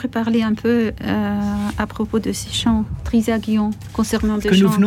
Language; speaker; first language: French; non-native, fluent; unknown